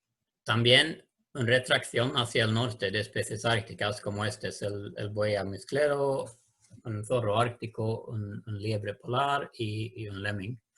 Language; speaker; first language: Spanish; non-native, learner; Swedish